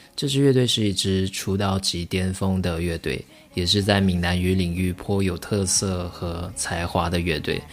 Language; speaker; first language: Chinese; non-native, local second language; Min Nan Chinese